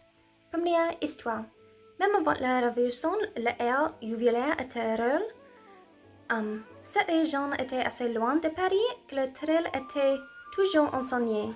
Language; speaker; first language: French; non-native, learner; English